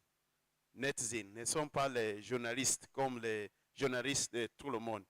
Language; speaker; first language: French; non-native, learner; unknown